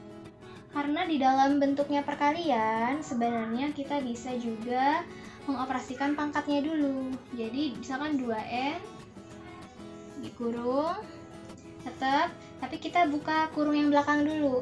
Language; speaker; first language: Indonesian; native; Indonesian